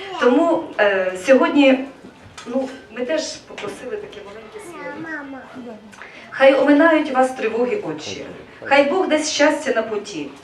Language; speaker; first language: Ukrainian; native; Ukrainian